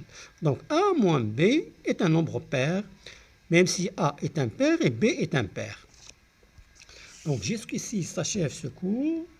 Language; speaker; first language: French; non-native, local second language; Arabic